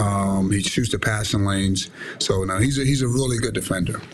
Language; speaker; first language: English; native; English